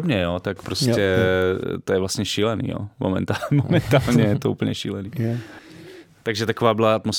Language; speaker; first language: Czech; native; Czech